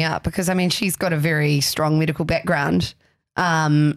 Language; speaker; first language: English; native; English